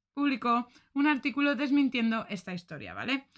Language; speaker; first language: Spanish; native; Spanish